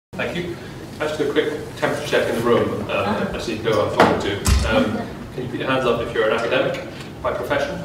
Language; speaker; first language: English; native; English